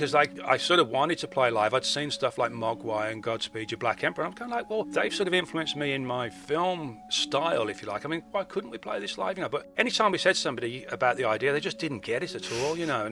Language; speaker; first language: English; native; English